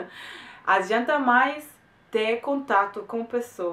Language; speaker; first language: Portuguese; non-native, fluent; German